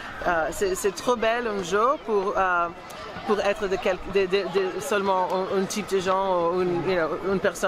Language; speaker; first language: French; non-native, learner; Portuguese